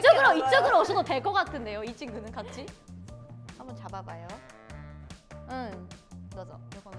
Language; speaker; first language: Korean; native; Korean